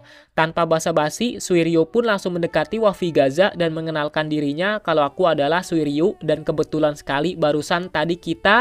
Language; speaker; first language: Indonesian; native; Indonesian